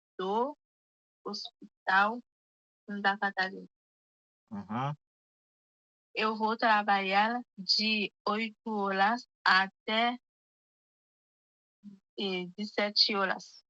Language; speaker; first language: Portuguese; non-native, learner; Haitian Creole